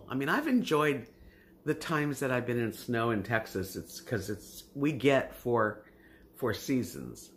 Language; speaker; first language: English; native; English